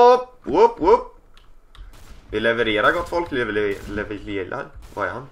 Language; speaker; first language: Swedish; native; Swedish